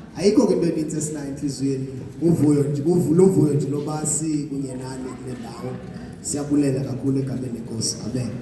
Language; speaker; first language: Zulu; non-native, local second language; Xhosa